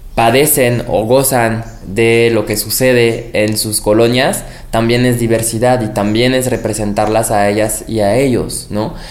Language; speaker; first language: Spanish; non-native, fluent; French